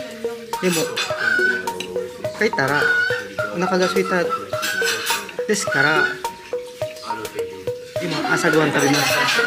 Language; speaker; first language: Japanese; non-native, learner; Filipino